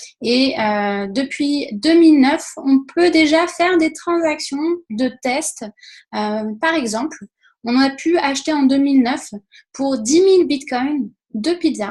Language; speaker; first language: French; native; French